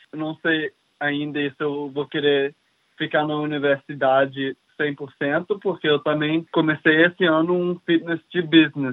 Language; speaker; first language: Portuguese; early bilingual, heritage; English